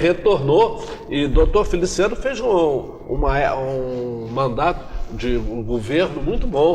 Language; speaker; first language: Portuguese; native; Portuguese